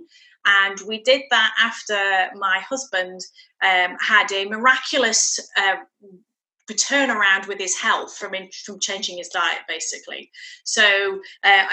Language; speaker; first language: English; native; English